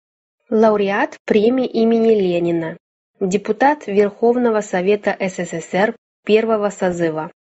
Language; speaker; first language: Russian; non-native, fluent; Chinese